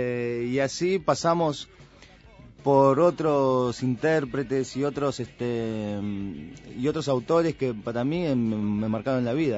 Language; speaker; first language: Spanish; native; Spanish